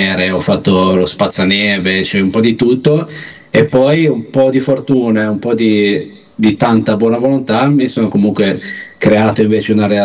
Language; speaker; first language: Italian; native; Italian